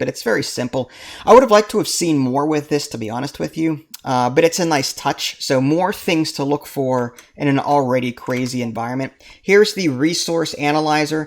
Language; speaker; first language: English; native; English